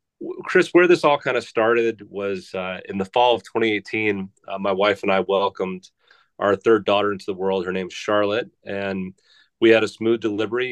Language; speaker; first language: English; native; English